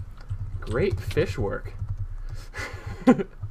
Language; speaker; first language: English; native; English